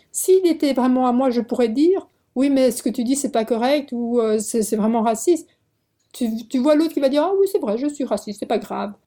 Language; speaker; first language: French; early bilingual, other home language; Korean